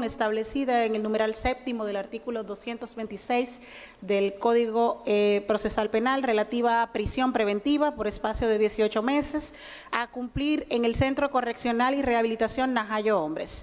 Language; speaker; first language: Spanish; native; Spanish